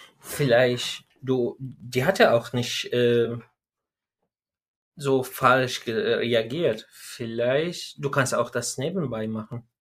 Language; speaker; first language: German; non-native, learner; Arabic